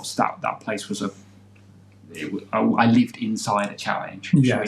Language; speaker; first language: English; native; English